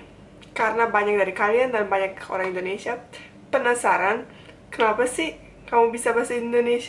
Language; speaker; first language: Indonesian; non-native, fluent; Bosnian